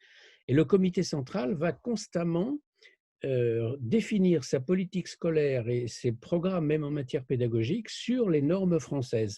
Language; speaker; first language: French; native; French